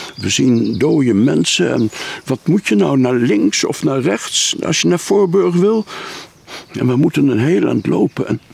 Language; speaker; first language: Dutch; native; Dutch